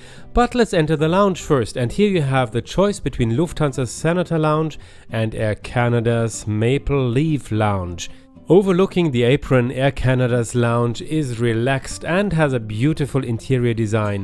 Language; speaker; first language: English; non-native, fluent; German